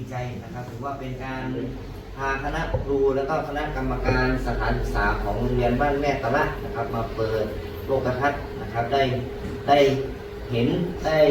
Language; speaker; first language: Thai; native; Thai